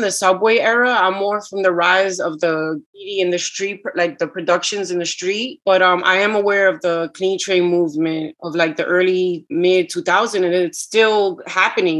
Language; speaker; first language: English; early bilingual, other home language; Spanish